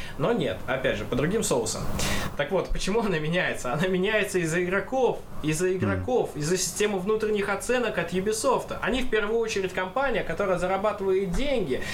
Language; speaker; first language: Russian; non-native, local second language; Kazakh